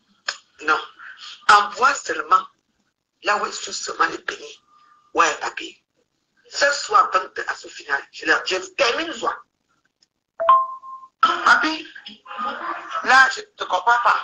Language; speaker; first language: French; native; French